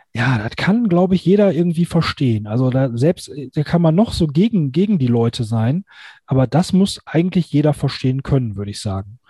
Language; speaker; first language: German; native; German